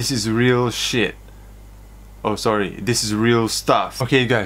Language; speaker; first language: English; non-native, local second language; Malay